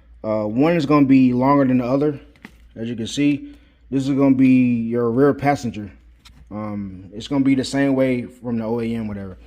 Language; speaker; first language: English; native; English